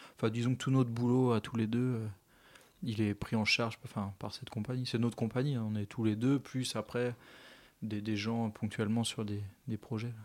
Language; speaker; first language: French; native; French